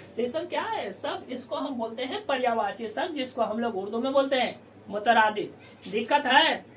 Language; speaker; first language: Hindi; native; Hindi